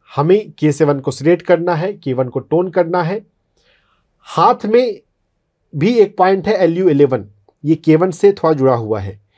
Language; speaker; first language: Hindi; native; Hindi